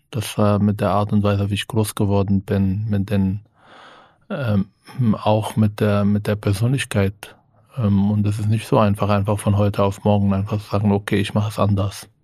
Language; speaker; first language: German; non-native, fluent; Arabic